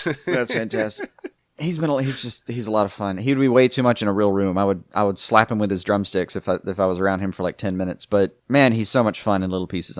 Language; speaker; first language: English; native; English